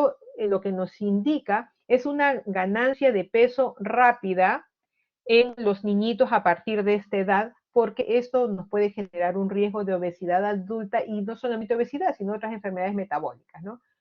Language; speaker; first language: Spanish; native; Spanish